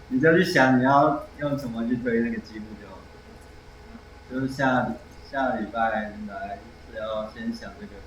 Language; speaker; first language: Chinese; native; Chinese